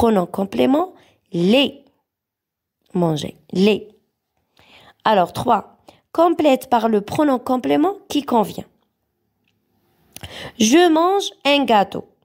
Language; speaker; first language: French; non-native, local second language; Arabic